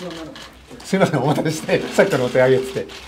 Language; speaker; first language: Japanese; native; Japanese